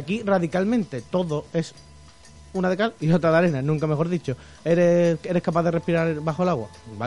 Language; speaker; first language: Spanish; native; Spanish